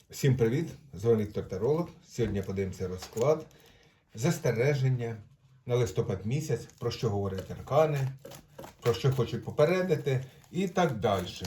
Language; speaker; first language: Ukrainian; non-native, local second language; Russian